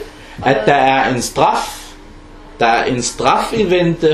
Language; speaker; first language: Danish; non-native, fluent; Arabic